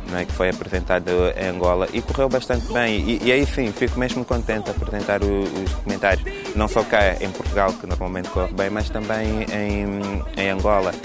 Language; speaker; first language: Portuguese; non-native, fluent; Italian